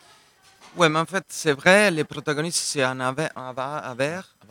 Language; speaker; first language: French; non-native, local second language; Italian